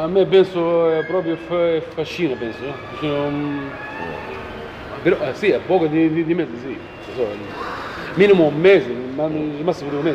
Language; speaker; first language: Italian; non-native, learner; Arabic